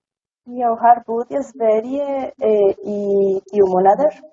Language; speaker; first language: Swedish; non-native, learner; Spanish